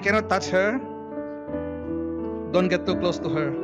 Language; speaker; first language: English; non-native, fluent; Indonesian